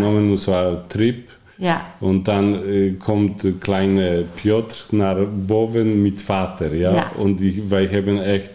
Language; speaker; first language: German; non-native, learner; Polish